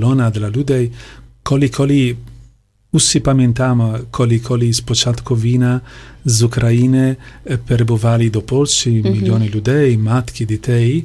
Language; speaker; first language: Polish; non-native, learner; Italian